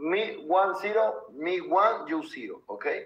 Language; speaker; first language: English; non-native, learner; Spanish